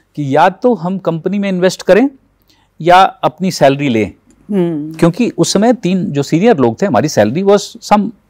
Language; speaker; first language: Hindi; native; Hindi